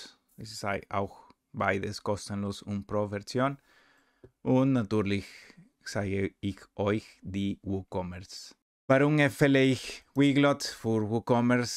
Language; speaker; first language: German; non-native, learner; Spanish